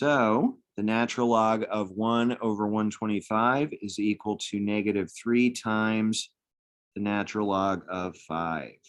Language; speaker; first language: English; native; English